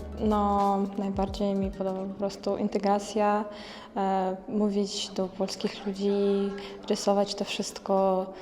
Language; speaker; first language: Polish; non-native, learner; Ukrainian